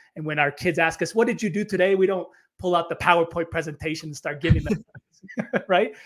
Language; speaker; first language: English; native; English